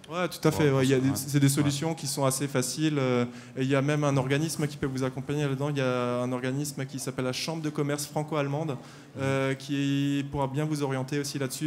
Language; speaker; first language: French; native; French